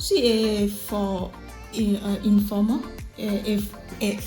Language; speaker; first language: Italian; non-native, learner; Thai